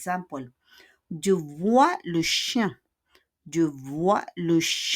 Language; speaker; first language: French; non-native, fluent; Filipino